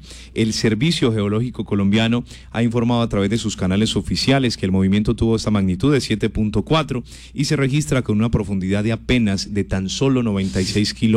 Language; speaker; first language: Spanish; native; Spanish